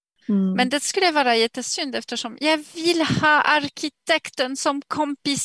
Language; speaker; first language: Swedish; non-native, fluent; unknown